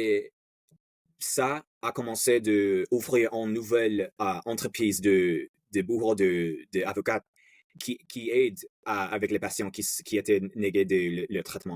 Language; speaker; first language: French; non-native, learner; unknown